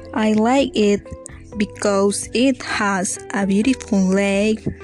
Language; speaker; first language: English; non-native, learner; Spanish